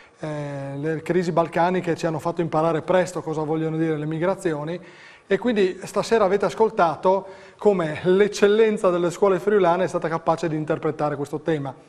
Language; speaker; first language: Italian; native; Italian